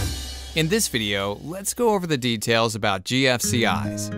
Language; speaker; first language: English; native; English